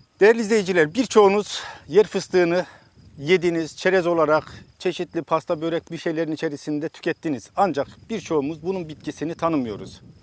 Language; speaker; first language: Turkish; native; Turkish